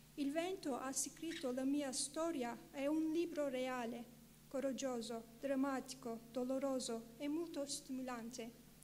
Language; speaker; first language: Italian; non-native, fluent; Kurdish